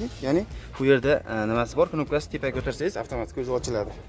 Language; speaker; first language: Turkish; non-native, learner; Uzbek